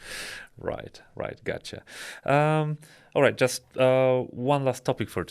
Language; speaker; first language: English; non-native, fluent; Polish